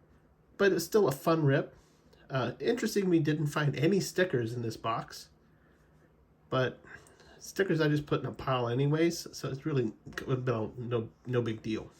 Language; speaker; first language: English; native; English